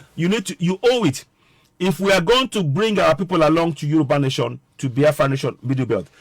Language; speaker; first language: English; non-native, local second language; Yoruba